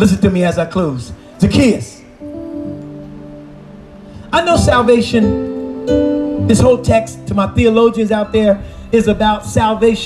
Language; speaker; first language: English; native; English